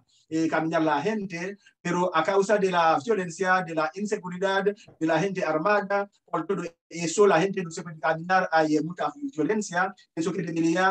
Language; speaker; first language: Spanish; non-native, fluent; Haitian Creole